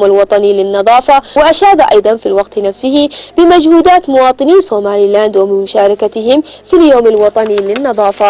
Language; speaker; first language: Arabic; non-native, local second language; Somali